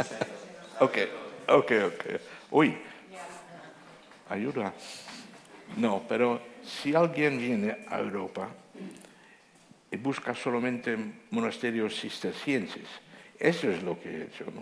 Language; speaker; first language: Spanish; non-native, fluent; Dutch